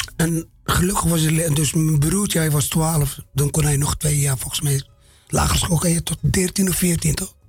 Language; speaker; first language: Dutch; non-native, fluent; Arabic